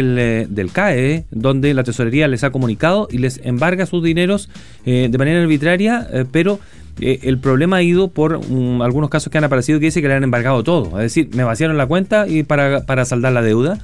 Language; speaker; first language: Spanish; native; Spanish